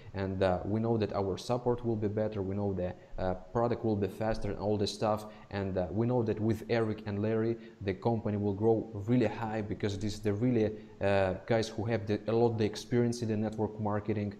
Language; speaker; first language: English; non-native, fluent; Russian